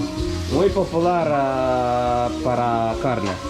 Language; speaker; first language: Spanish; non-native, learner; Croatian